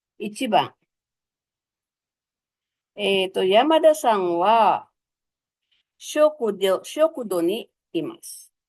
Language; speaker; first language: Japanese; non-native, fluent; Filipino